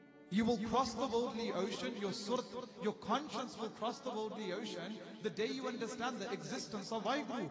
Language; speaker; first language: English; early bilingual, other home language; Punjabi